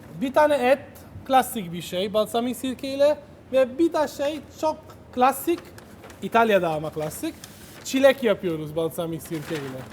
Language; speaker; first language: Turkish; non-native, learner; Italian